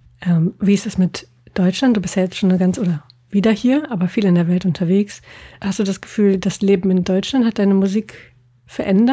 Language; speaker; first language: German; native; German